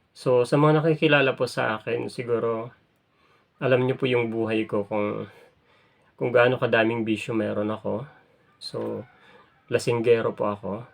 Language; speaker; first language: Filipino; native; Filipino